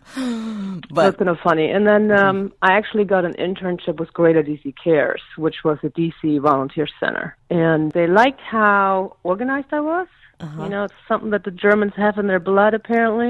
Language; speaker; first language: English; non-native, fluent; German